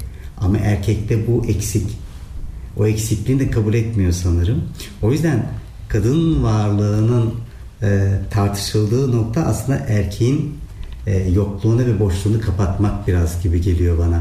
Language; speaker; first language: Turkish; native; Turkish